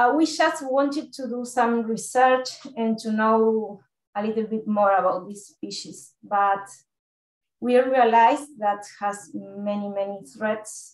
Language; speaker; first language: English; non-native, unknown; Spanish